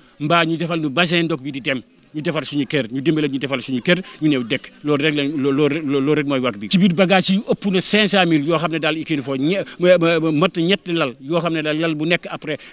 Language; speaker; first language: Wolof; non-native, local second language; Fula